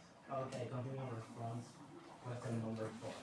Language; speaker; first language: English; non-native, learner; Spanish